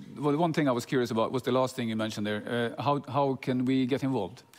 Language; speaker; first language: English; non-native, fluent; Norwegian